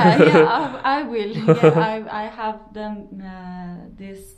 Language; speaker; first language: English; non-native, learner; Persian